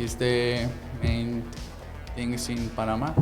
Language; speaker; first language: English; non-native, learner; Spanish